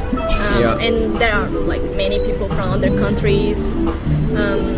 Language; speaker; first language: English; non-native, fluent; Portuguese